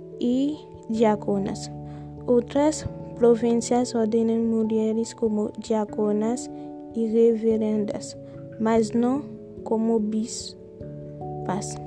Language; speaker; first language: Portuguese; non-native, learner; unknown